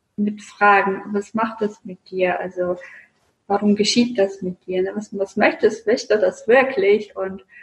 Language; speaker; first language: German; non-native, fluent; Russian